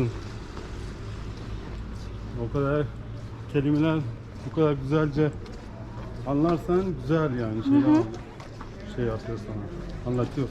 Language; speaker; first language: Turkish; non-native, learner; Persian